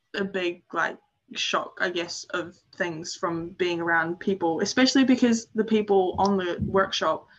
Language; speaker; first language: English; native; English